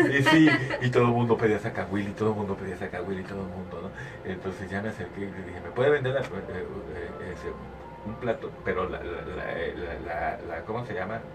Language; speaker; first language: Spanish; native; Spanish